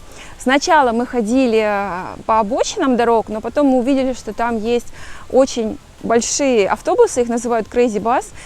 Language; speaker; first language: Russian; native; Russian